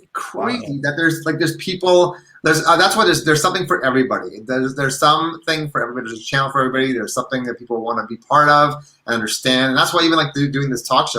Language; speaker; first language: English; native; English